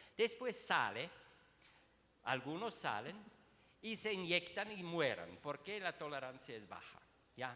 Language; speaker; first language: Spanish; non-native, learner; Swiss German